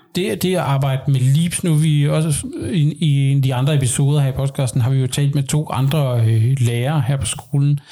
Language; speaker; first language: Danish; native; Danish